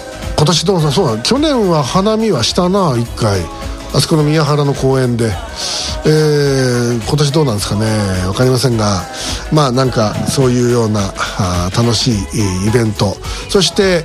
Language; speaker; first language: Japanese; native; Japanese